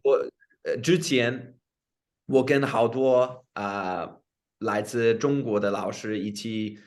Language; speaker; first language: Chinese; non-native, fluent; English